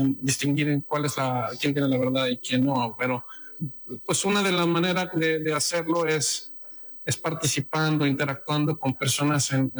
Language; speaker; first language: Spanish; native; Spanish